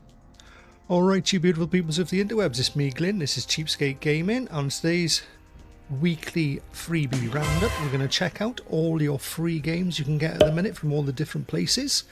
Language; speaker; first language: English; native; English